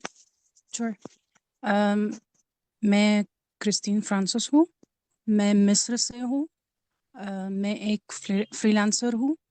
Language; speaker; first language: Hindi; non-native, learner; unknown